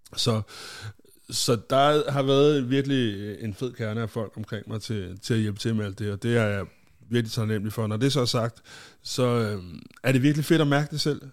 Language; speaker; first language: Danish; native; Danish